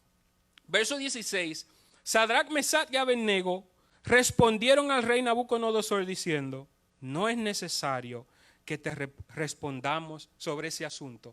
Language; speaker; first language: Spanish; native; Spanish